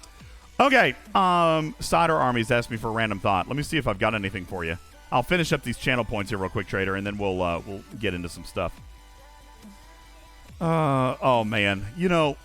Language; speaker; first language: English; native; English